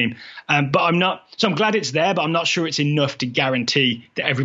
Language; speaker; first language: English; native; English